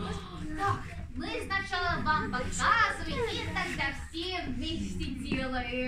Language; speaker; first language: Russian; non-native, learner; Ukrainian